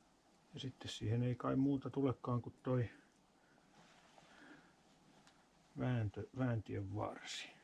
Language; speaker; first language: Finnish; native; Finnish